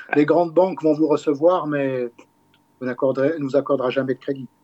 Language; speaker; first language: French; native; French